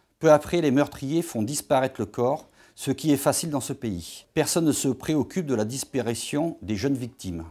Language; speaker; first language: French; native; French